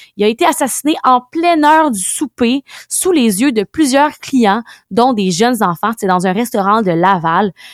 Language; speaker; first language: French; native; French